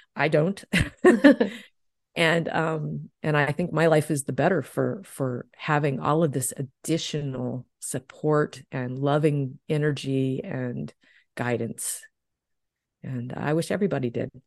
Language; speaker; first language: English; native; English